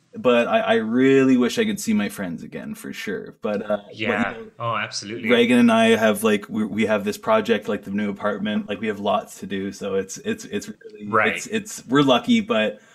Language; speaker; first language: English; native; English